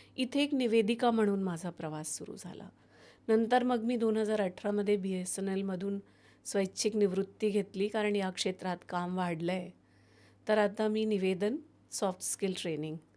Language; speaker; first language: Marathi; non-native, fluent; Hindi